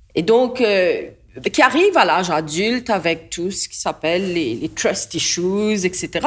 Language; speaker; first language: French; non-native, local second language; Morisyen